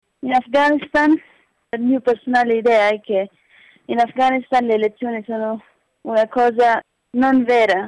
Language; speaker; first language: Italian; non-native, fluent; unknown